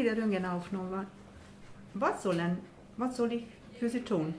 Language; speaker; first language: German; non-native, learner; Hungarian